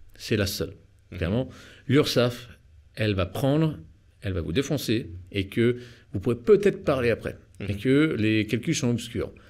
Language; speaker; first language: French; native; French